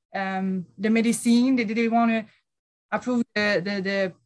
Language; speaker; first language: English; native; English